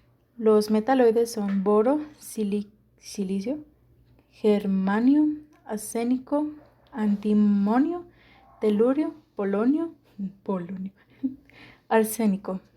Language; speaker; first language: Spanish; native; Spanish